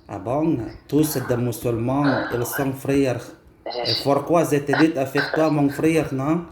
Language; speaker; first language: French; non-native, learner; Indonesian